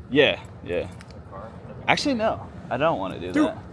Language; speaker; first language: English; non-native, fluent; Portuguese